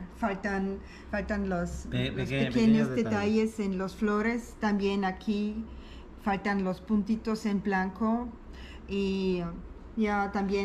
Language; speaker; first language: Spanish; non-native, learner; German